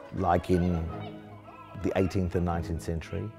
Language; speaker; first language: English; native; English